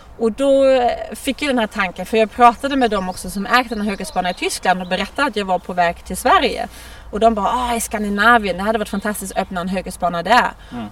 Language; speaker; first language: Swedish; non-native, fluent; German